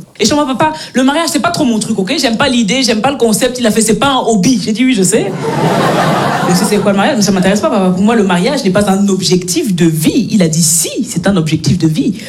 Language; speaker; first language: French; native; French